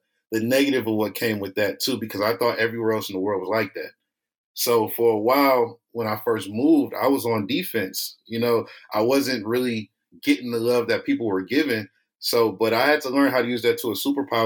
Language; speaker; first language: English; native; English